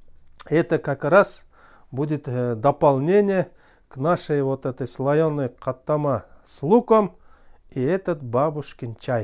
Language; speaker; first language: Russian; non-native, local second language; Kyrgyz